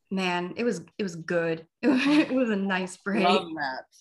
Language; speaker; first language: English; native; English